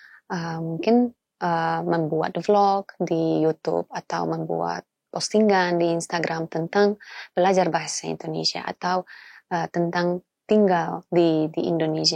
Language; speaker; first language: Indonesian; non-native, fluent; Polish